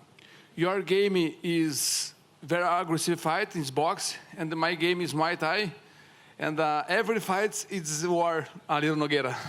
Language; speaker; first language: English; non-native, learner; Portuguese